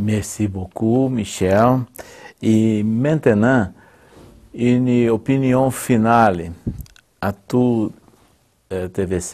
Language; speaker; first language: French; non-native, learner; Portuguese